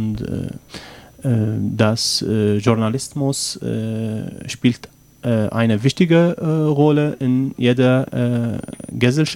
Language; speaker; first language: German; non-native, learner; Arabic